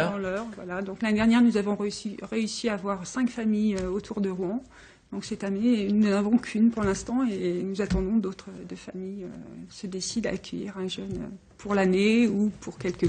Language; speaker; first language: French; native; French